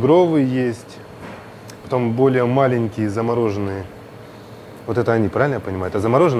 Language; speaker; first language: Russian; native; Russian